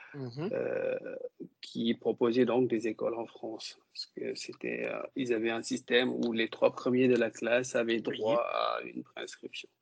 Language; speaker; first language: French; non-native, local second language; Wolof